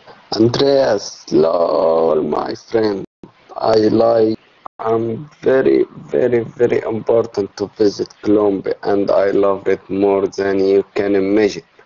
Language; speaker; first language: English; non-native, learner; Arabic